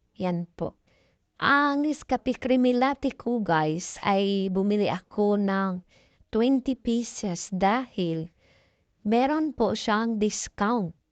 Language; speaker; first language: Filipino; non-native, local second language; Cebuano